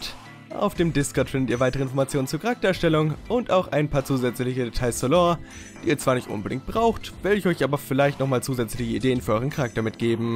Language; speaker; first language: German; native; German